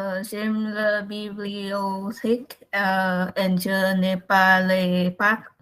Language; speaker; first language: French; non-native, learner; Vietnamese